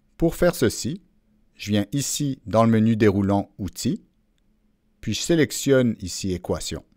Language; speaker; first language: French; native; French